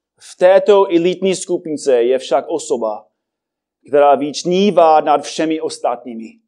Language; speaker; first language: Czech; non-native, fluent; English